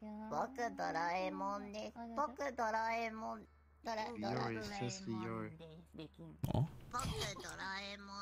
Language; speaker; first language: Japanese; native; Japanese